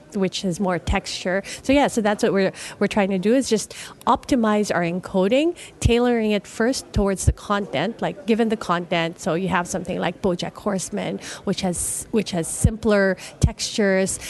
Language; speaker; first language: English; non-native, local second language; Filipino